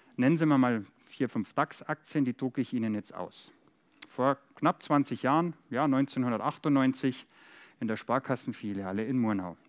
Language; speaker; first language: German; native; German